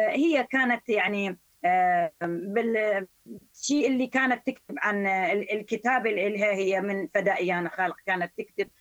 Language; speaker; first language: Arabic; non-native, fluent; Persian